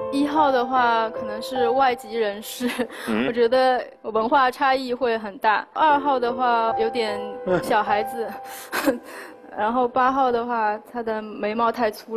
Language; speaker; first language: Chinese; native; Chinese